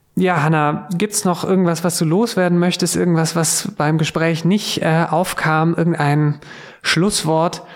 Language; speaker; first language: German; native; German